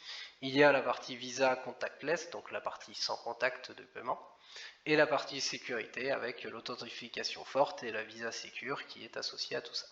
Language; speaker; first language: French; native; French